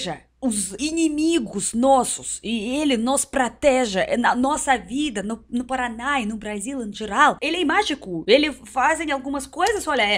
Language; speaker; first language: Portuguese; non-native, learner; Russian